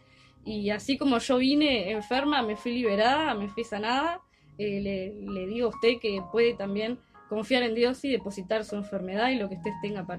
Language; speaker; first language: Spanish; native; Spanish